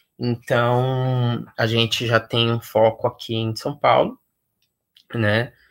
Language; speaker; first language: Portuguese; native; Portuguese